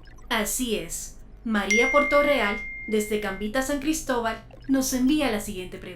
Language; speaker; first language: Spanish; native; Spanish